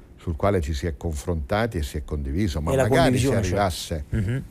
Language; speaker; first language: Italian; native; Italian